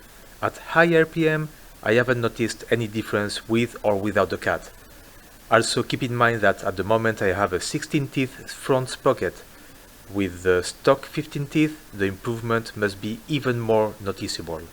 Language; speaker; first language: English; non-native, fluent; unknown